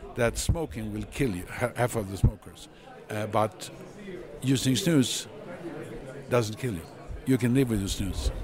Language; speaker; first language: English; non-native, fluent; Swedish